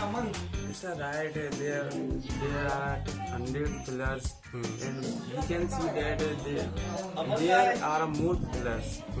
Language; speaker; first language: English; non-native, learner; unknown